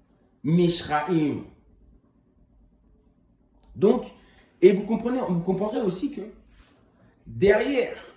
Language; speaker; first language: French; non-native, local second language; Kongo